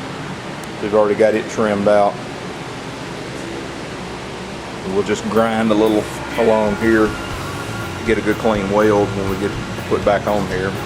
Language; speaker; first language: English; native; English